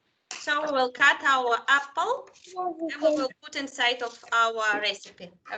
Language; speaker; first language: English; non-native, fluent; Spanish